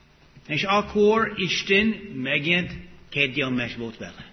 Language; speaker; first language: Hungarian; non-native, fluent; English